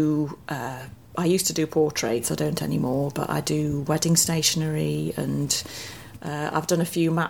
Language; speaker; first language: English; native; English